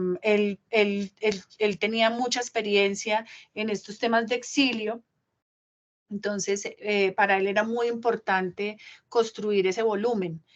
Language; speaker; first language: Spanish; native; Spanish